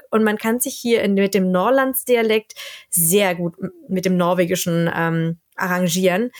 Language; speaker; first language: German; native; German